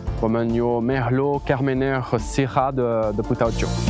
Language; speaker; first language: Chinese; non-native, learner; French